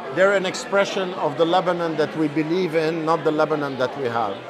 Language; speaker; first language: English; early bilingual, other home language; Arabic